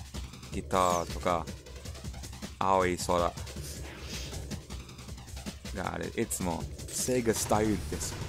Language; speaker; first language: Japanese; non-native, learner; English